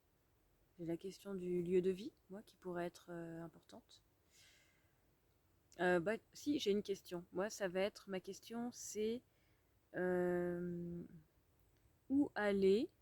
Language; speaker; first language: French; native; French